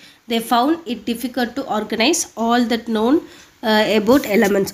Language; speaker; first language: English; non-native, local second language; Tamil